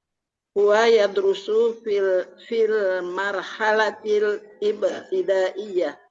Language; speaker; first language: Arabic; non-native, learner; Indonesian